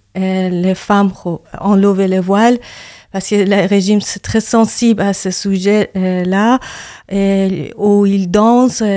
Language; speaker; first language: French; non-native, fluent; Persian